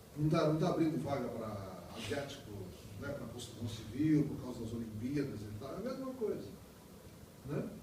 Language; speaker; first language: Portuguese; native; Portuguese